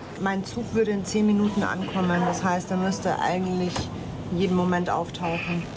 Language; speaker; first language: German; native; German